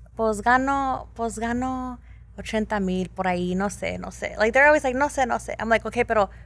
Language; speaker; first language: English; early bilingual, other home language; Spanish